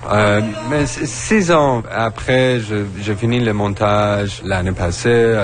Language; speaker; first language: French; non-native, learner; Persian